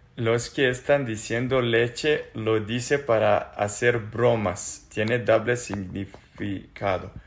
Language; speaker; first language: Spanish; non-native, fluent; Serbian